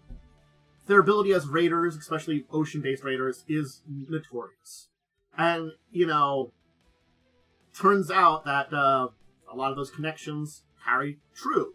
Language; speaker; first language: English; native; English